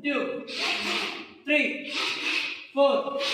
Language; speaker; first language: English; non-native, local second language; Kannada